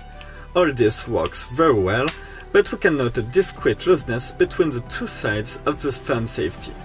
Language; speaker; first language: English; non-native, fluent; French